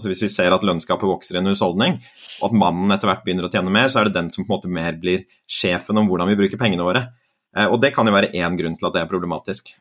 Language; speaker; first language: Norwegian; native; Norwegian